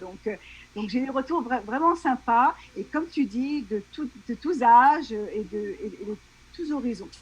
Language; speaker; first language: French; native; French